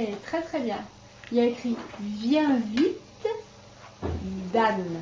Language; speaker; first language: French; native; French